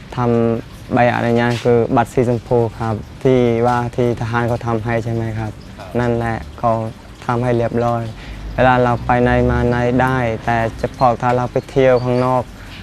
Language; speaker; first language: Thai; non-native, fluent; Khmer